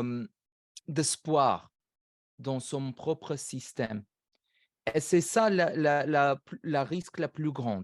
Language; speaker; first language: French; non-native, fluent; English